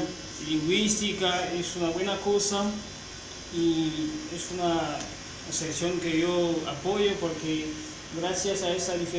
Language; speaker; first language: Spanish; non-native, fluent; French